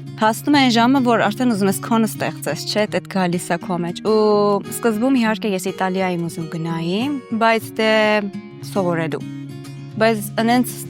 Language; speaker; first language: Armenian; early bilingual, heritage; Armenian